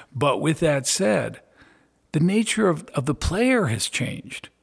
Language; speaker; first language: English; native; English